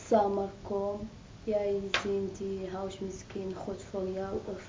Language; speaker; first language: Dutch; non-native, learner; Arabic